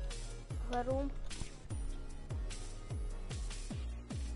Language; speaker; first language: German; early bilingual, other home language; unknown